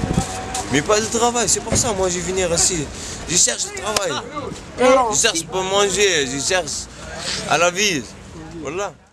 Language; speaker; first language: French; non-native, learner; Arabic